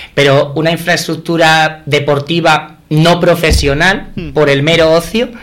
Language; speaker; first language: Spanish; native; Spanish